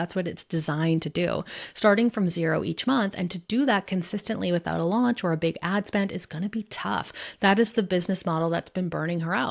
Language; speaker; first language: English; native; English